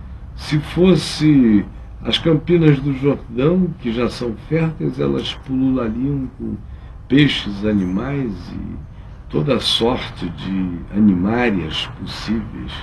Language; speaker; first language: Portuguese; native; Portuguese